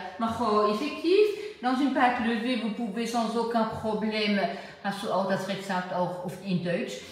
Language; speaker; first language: French; native; French